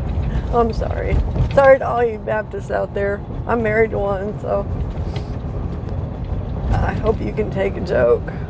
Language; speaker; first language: English; native; English